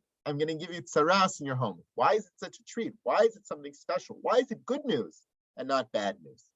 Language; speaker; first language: English; native; English